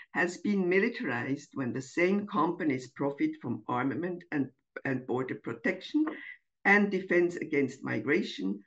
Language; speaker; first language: English; non-native, fluent; German